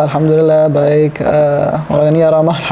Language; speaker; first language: Indonesian; non-native, learner; Arabic